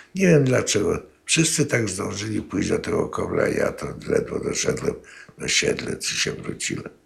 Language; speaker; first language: Polish; native; Polish